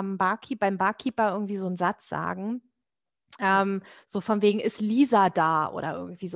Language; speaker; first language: German; native; German